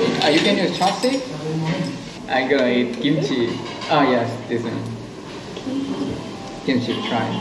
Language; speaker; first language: English; non-native, learner; Korean